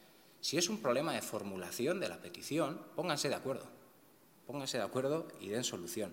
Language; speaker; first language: Spanish; native; Spanish